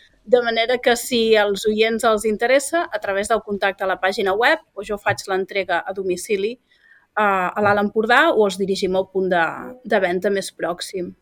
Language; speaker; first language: Catalan; native; Catalan